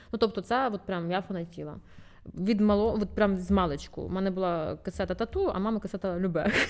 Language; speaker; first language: Ukrainian; non-native, local second language; Russian